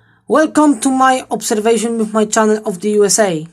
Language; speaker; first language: English; non-native, learner; Polish